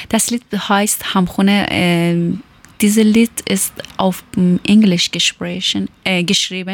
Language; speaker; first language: German; non-native, learner; Persian